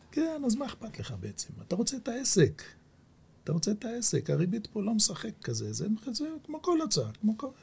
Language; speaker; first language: Hebrew; native; Hebrew